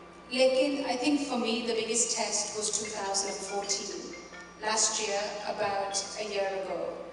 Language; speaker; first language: English; early bilingual, other home language; Urdu